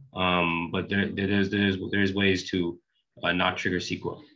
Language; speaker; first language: English; native; English